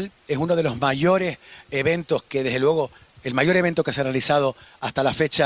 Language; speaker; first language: Spanish; native; Spanish